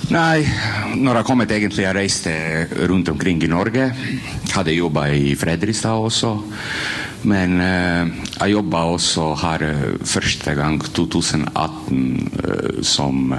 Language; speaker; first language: Norwegian; non-native, fluent; Croatian